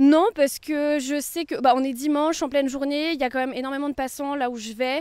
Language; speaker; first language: French; native; French